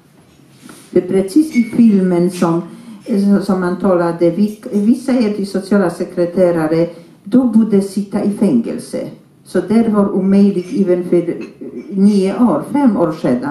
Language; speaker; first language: Swedish; non-native, fluent; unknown